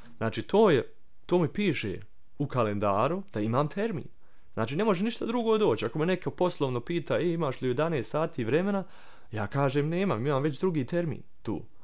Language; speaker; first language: Serbian; early bilingual, heritage; Croatian